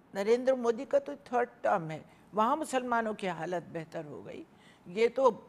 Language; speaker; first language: Hindi; native; Hindi